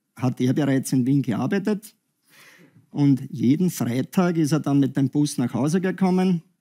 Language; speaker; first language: German; native; German